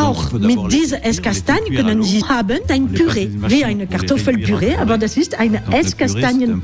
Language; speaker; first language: German; non-native, learner; French